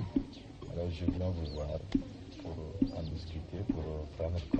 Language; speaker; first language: French; non-native, local second language; Soninke